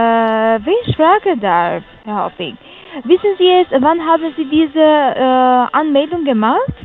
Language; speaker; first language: German; non-native, learner; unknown